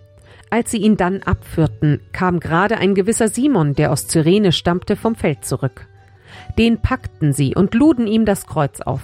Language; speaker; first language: German; native; German